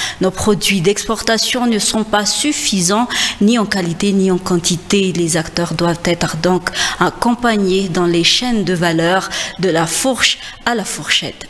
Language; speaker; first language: French; non-native, local second language; Malagasy